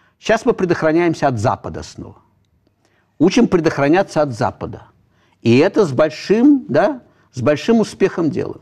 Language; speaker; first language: Russian; native; Russian